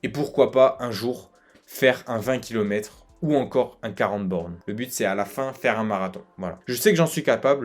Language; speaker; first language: French; native; French